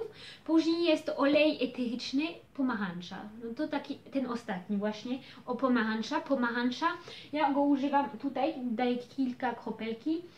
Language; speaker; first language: Polish; early bilingual, heritage; Polish